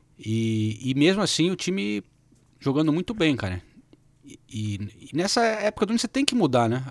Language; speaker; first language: Portuguese; native; Portuguese